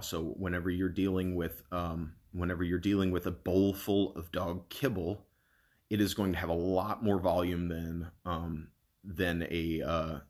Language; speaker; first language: English; native; English